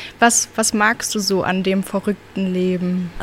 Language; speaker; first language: German; native; German